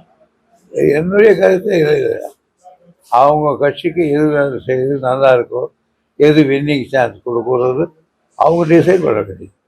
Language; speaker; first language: Tamil; native; Tamil